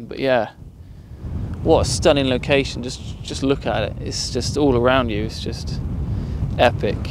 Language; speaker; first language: English; native; English